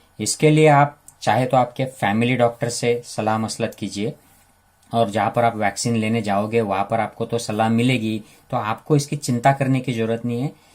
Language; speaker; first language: Hindi; non-native, local second language; Marathi